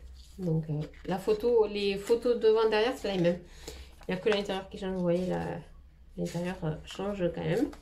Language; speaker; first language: French; native; French